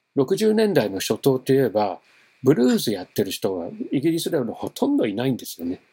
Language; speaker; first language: Japanese; non-native, fluent; English